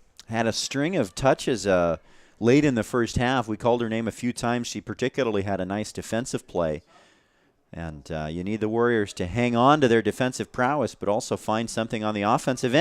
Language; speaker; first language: English; native; English